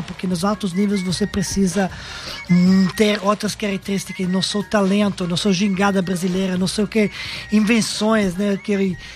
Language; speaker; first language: Portuguese; non-native, fluent; Serbian